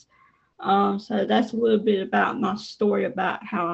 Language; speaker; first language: English; native; English